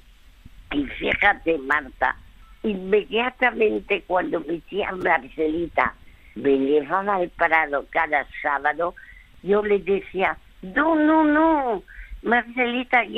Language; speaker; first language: Spanish; early bilingual, other home language; French